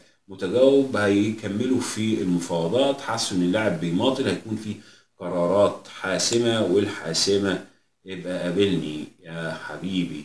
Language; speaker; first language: Arabic; native; Arabic